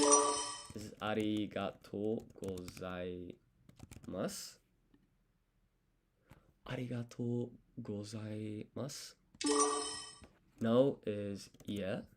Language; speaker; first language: Japanese; non-native, learner; English